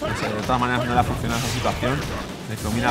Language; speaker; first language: Spanish; native; Spanish